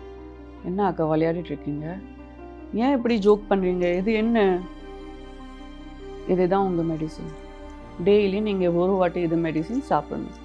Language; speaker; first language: Tamil; non-native, local second language; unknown